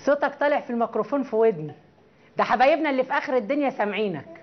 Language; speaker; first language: Arabic; native; Arabic